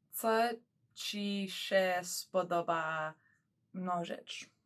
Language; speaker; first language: Polish; early bilingual, other home language; English